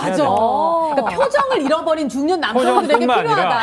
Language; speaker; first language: Korean; native; Korean